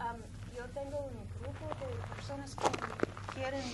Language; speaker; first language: Spanish; non-native, learner; English